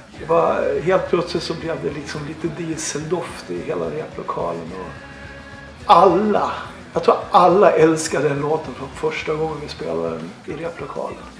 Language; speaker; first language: Swedish; native; Swedish